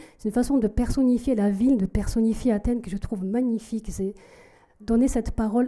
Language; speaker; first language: French; native; French